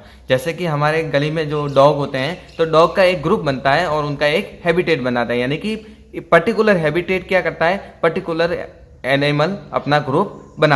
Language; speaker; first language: Hindi; native; Hindi